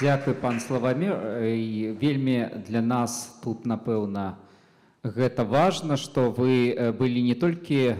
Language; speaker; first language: Polish; non-native, learner; Belarusian